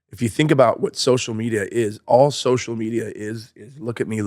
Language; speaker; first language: English; native; English